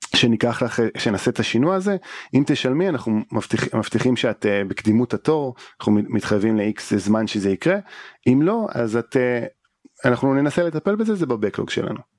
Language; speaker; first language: Hebrew; native; Hebrew